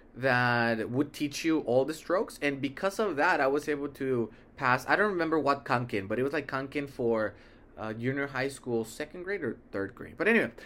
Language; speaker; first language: English; early bilingual, other home language; Spanish